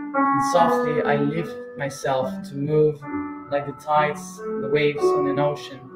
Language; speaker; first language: English; non-native, fluent; Spanish